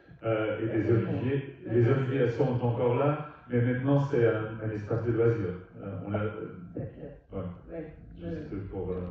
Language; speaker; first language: French; non-native, fluent; Portuguese